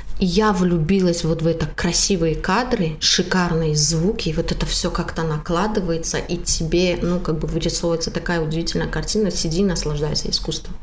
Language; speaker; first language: Russian; non-native, local second language; Tajik